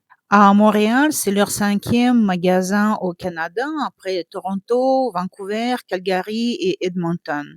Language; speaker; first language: French; non-native, fluent; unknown